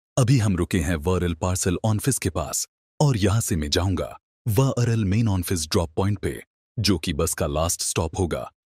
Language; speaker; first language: Hindi; non-native, local second language; Marathi